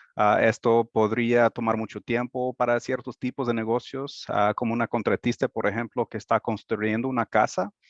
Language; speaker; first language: Spanish; early bilingual, heritage; Spanish